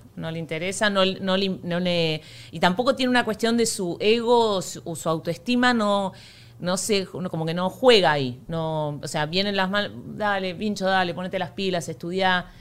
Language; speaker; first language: Spanish; native; Spanish